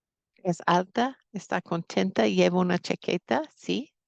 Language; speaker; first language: Spanish; non-native, fluent; English